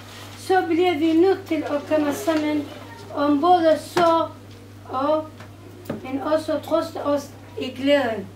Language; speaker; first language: Danish; non-native, fluent; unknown